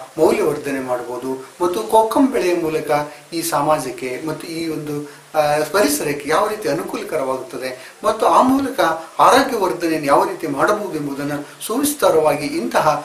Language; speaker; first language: Kannada; native; Kannada